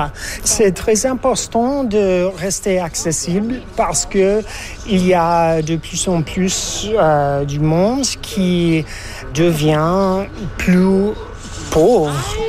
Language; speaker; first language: French; non-native, learner; English